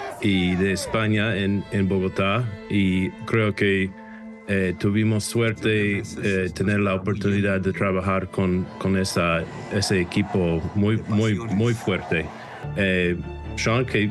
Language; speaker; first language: Spanish; non-native, fluent; English